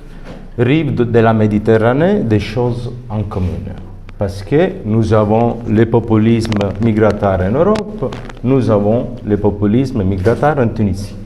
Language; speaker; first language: French; non-native, fluent; Italian